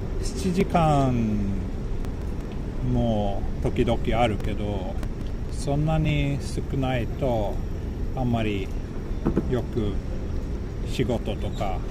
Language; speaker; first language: Japanese; non-native, fluent; Swedish